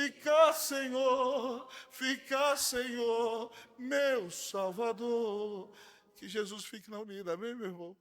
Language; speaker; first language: Portuguese; native; Portuguese